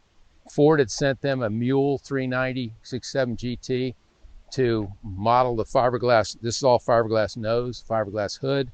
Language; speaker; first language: English; native; English